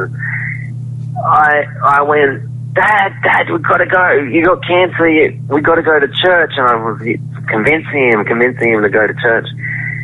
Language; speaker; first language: English; native; English